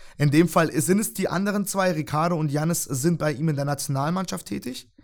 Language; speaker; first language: German; early bilingual, other home language; Russian